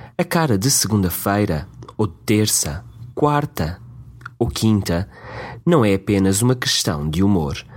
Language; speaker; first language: Portuguese; native; Portuguese